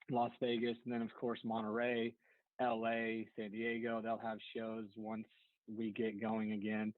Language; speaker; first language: English; native; English